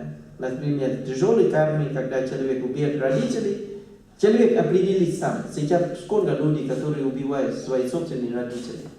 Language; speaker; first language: Russian; non-native, fluent; Thai